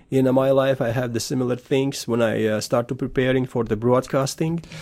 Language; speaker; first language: English; non-native, fluent; Latvian